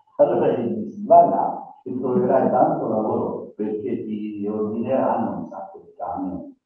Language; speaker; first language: Italian; native; Italian